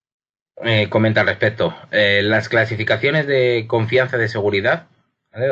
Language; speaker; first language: Spanish; native; Spanish